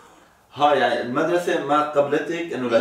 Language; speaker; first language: Arabic; native; Arabic